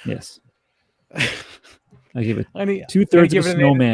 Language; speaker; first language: English; native; English